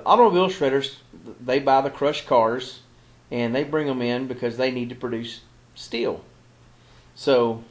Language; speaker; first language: English; native; English